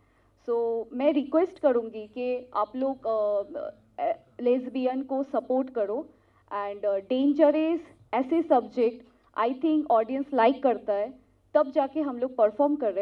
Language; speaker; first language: Hindi; non-native, local second language; Telugu